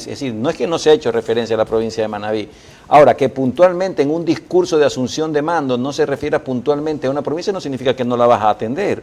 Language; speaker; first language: Spanish; native; Spanish